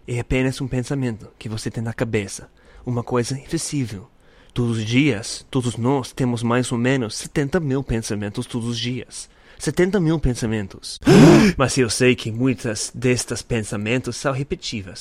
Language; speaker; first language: Portuguese; non-native, learner; English